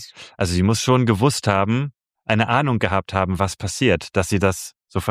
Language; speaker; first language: German; native; German